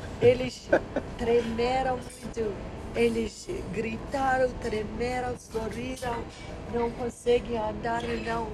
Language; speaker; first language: Portuguese; non-native, learner; English